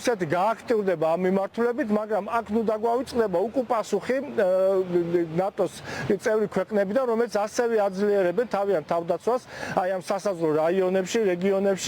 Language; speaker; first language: Georgian; native; Georgian